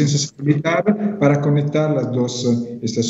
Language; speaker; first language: Spanish; non-native, fluent; Italian